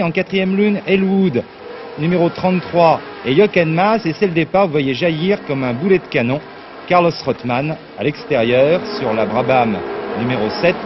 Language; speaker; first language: French; native; French